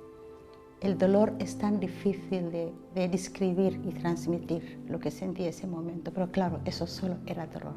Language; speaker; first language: Spanish; non-native, fluent; Somali